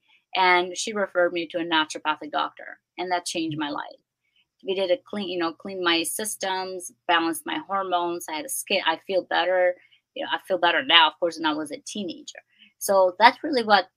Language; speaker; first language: English; non-native, fluent; Albanian